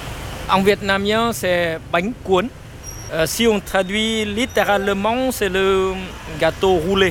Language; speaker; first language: French; non-native, fluent; Vietnamese